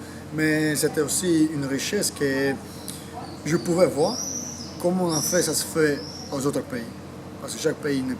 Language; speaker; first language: French; non-native, fluent; Croatian